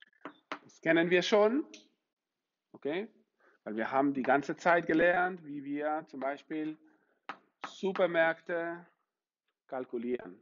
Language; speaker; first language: German; non-native, fluent; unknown